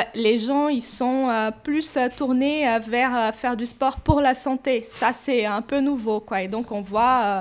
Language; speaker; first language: French; non-native, fluent; Portuguese